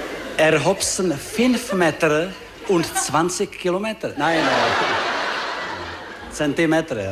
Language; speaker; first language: German; non-native, learner; Czech